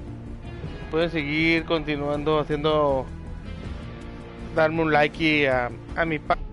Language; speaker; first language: Spanish; native; Spanish